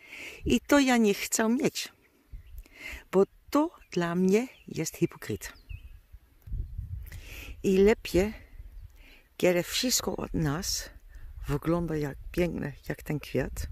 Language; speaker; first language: Polish; non-native, learner; Dutch